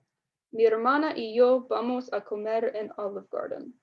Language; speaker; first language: Spanish; non-native, fluent; English